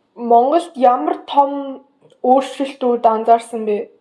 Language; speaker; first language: Mongolian; early bilingual, heritage; Mongolian